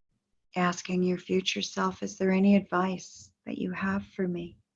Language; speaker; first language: English; native; English